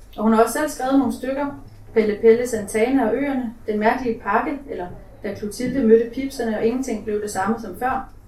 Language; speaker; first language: Danish; native; Danish